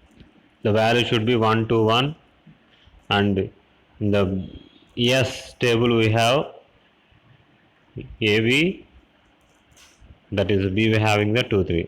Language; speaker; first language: English; non-native, local second language; Telugu